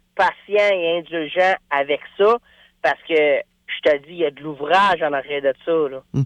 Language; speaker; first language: French; native; French